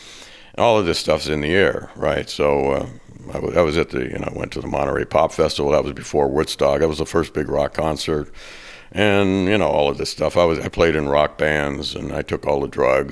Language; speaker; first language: English; native; English